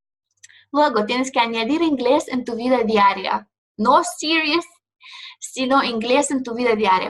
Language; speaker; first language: Spanish; non-native, fluent; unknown